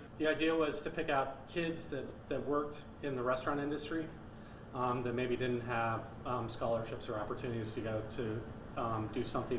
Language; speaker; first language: English; native; English